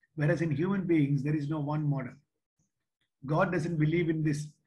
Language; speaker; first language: English; non-native, local second language; Malayalam